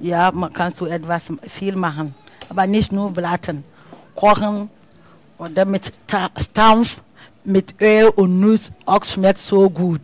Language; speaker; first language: German; non-native, learner; Akan